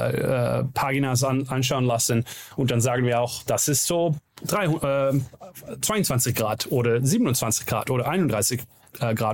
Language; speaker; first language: German; non-native, learner; Dutch